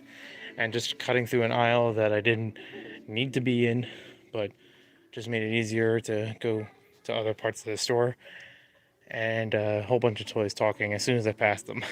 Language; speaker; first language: English; native; English